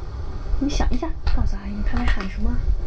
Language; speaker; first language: Chinese; native; Chinese